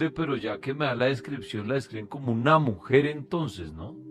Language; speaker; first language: Spanish; native; Spanish